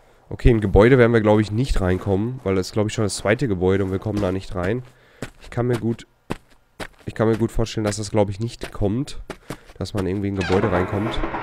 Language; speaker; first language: German; native; German